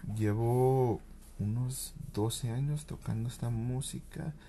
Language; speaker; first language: Spanish; early bilingual, heritage; Spanish